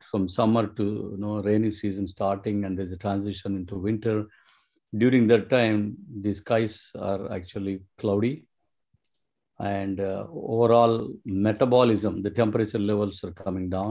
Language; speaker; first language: English; non-native, local second language; Telugu